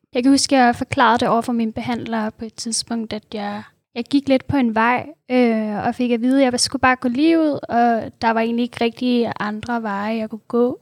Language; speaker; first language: Danish; native; Danish